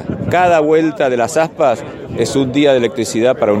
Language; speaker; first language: Spanish; native; Spanish